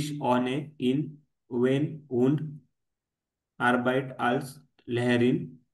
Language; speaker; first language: German; non-native, learner; Marathi